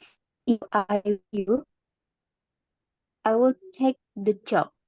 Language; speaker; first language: English; non-native, learner; Indonesian